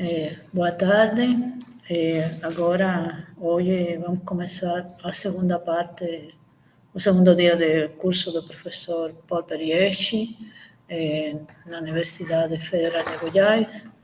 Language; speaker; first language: Portuguese; non-native, fluent; Spanish